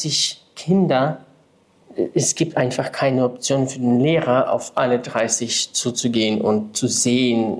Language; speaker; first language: German; non-native, fluent; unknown